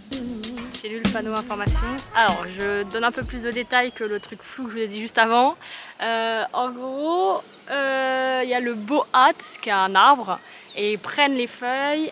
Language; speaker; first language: French; native; French